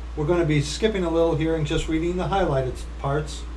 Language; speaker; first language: English; native; English